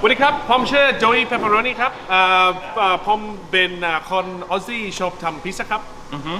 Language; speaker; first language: Thai; non-native, fluent; English